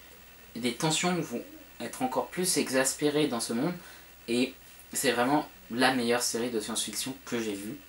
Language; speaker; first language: French; native; French